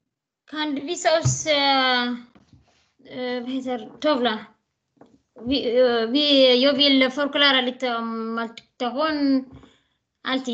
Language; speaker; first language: Swedish; non-native, learner; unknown